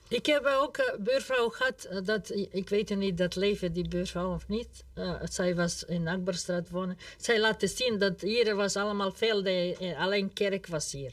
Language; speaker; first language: Dutch; non-native, learner; Serbian